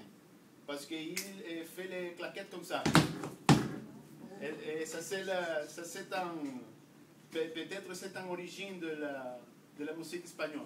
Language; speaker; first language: French; non-native, learner; Spanish